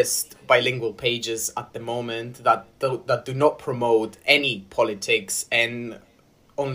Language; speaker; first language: English; non-native, fluent; Greek